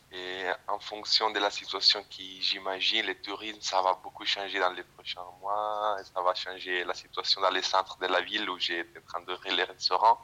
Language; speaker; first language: French; non-native, fluent; Italian